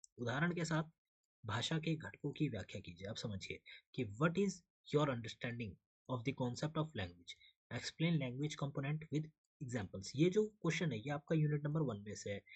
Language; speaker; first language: Hindi; native; Hindi